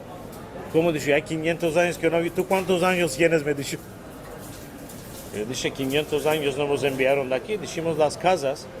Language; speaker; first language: Spanish; early bilingual, heritage; Ladino